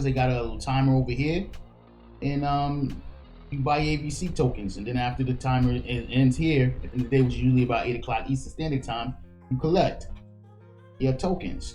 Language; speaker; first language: English; native; English